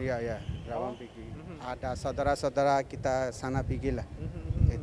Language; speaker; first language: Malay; non-native, learner; Rohingya